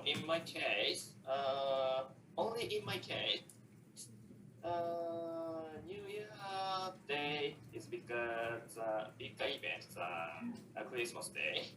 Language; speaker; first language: English; non-native, learner; Japanese